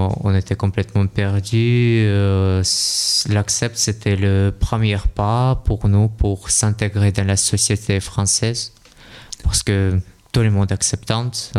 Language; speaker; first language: French; non-native, learner; Russian